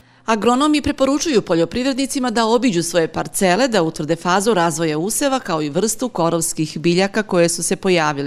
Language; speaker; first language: Serbian; native; Serbian